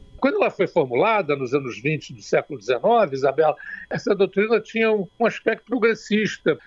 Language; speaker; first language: Portuguese; native; Portuguese